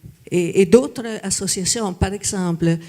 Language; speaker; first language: French; non-native, fluent; Italian